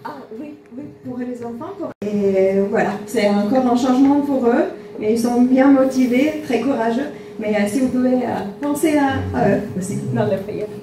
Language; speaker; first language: French; non-native, fluent; Spanish